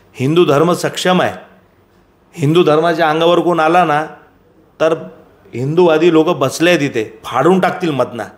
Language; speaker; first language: Marathi; non-native, local second language; Gujarati